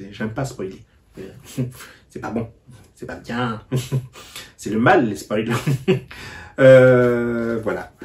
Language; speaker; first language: French; native; French